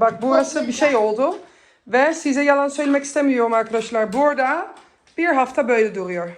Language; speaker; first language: Turkish; early bilingual, heritage; Turkish